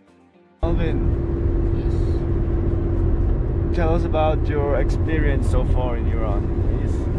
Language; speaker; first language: English; non-native, learner; Persian